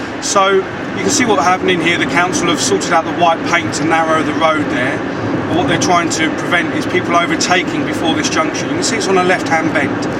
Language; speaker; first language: English; native; English